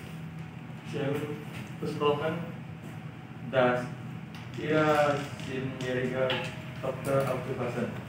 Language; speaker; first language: German; non-native, learner; Indonesian